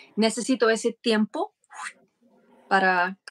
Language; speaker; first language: Spanish; non-native, fluent; English